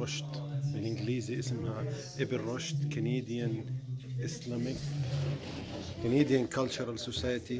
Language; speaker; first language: Arabic; native; Arabic